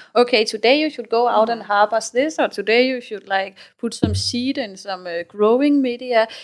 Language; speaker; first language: English; non-native, fluent; Danish